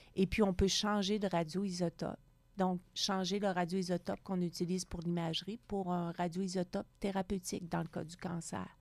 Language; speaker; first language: French; native; French